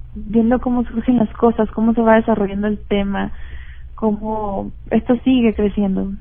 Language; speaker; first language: Spanish; native; Spanish